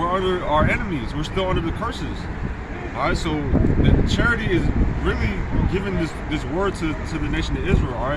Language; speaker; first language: English; native; English